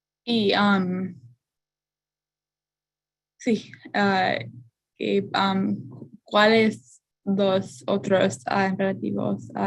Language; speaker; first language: Spanish; non-native, learner; English